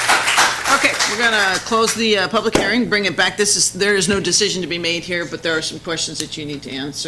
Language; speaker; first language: English; native; English